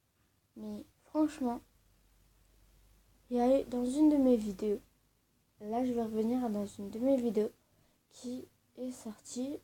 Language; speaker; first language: French; early bilingual, other home language; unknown